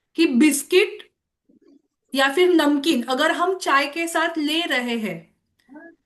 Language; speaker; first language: Hindi; non-native, local second language; Marathi